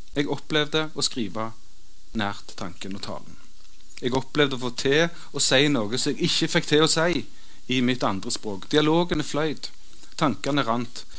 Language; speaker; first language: Norwegian; native; Norwegian